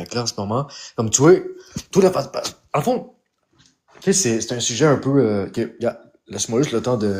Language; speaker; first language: French; native; French